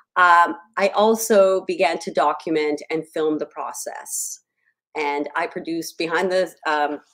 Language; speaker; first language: English; native; English